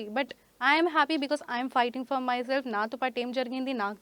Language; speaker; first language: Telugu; non-native, learner; Hindi